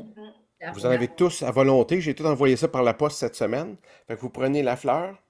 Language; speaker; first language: French; native; French